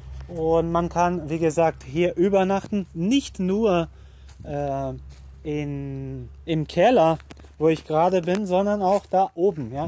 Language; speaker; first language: German; early bilingual, heritage; Portuguese